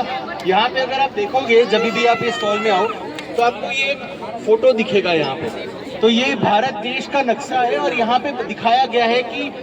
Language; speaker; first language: Hindi; native; Hindi